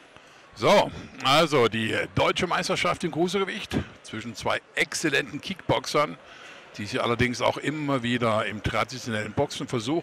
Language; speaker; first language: German; native; German